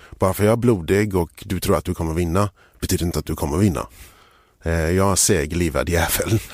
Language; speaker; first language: Swedish; early bilingual, other home language; English